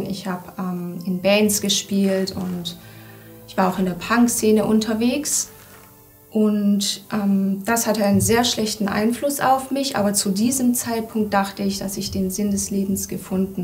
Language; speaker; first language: German; early bilingual, other home language; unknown